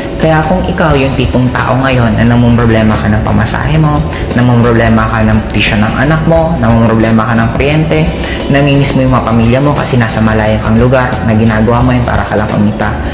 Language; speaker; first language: Filipino; non-native, local second language; Bikol